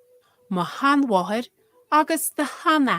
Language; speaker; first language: Irish; non-native, learner; English